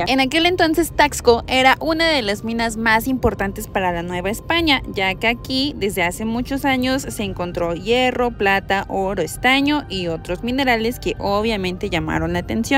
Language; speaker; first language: Spanish; native; Spanish